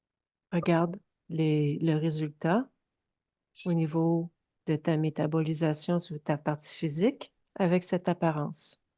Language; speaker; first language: French; native; French